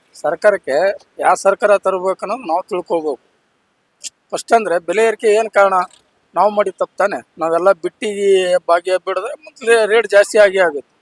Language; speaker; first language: Kannada; native; Kannada